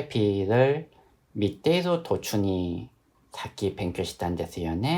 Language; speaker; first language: Japanese; non-native, fluent; Korean